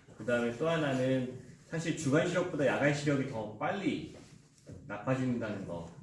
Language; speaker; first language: Korean; native; Korean